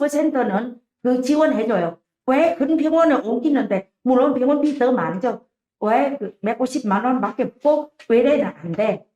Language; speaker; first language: Korean; non-native, learner; Vietnamese